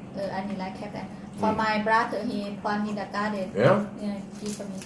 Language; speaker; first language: Thai; native; Thai